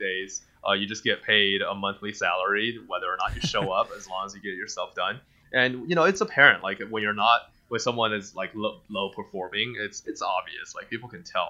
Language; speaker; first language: English; non-native, fluent; Chinese